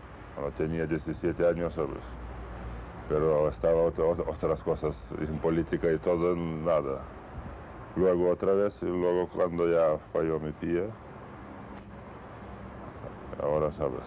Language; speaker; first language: Spanish; non-native, learner; Lithuanian